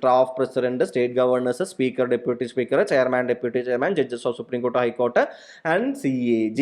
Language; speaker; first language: English; non-native, local second language; Malayalam